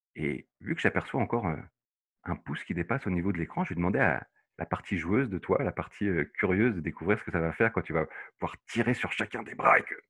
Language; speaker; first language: French; native; French